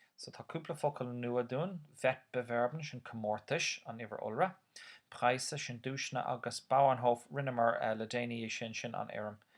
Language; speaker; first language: Irish; non-native, local second language; English